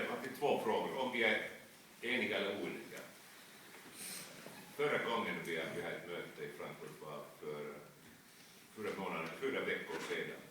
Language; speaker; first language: Swedish; non-native, fluent; Finnish